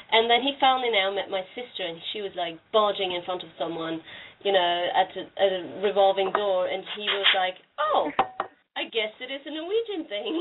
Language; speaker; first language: English; non-native, fluent; Norwegian